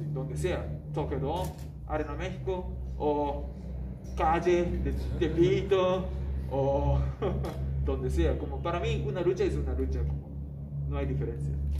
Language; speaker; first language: Spanish; non-native, learner; Japanese